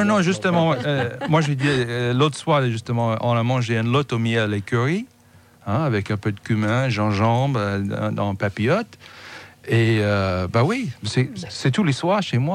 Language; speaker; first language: French; non-native, fluent; English